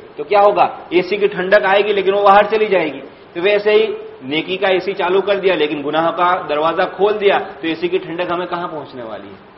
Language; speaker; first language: Urdu; native; Urdu